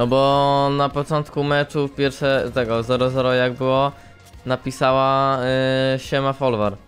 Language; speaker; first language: Polish; native; Polish